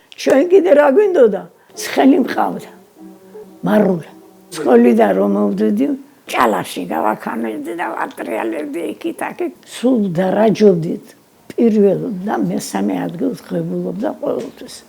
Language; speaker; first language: Georgian; non-native, local second language; Mingrelian